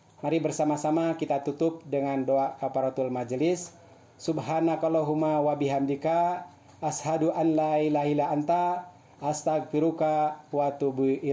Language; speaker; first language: Indonesian; native; Indonesian